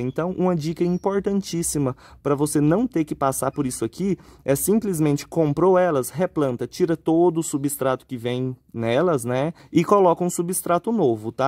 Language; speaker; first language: Portuguese; native; Portuguese